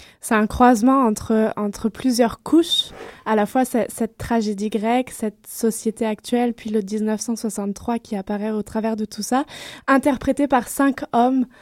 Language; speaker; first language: French; native; French